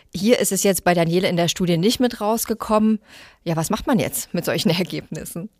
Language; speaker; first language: German; native; German